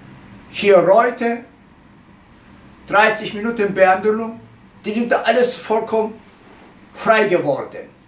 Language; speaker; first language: German; non-native, learner; Korean